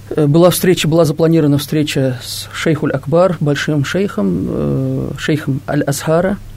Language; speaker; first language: Russian; non-native, local second language; Tatar